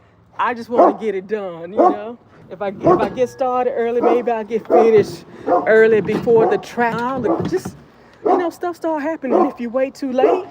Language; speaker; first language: English; native; English